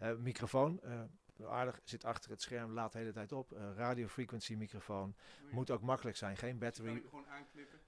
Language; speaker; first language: Dutch; native; Dutch